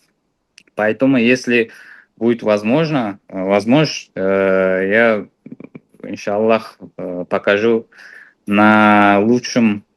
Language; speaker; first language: Russian; non-native, fluent; Uzbek